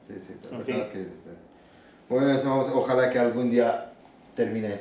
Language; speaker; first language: Spanish; non-native, learner; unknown